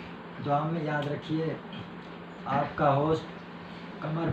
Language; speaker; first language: Hindi; non-native, local second language; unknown